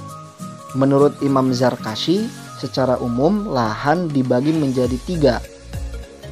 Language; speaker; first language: Indonesian; native; Indonesian